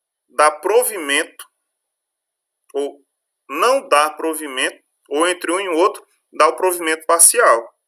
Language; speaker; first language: Portuguese; native; Portuguese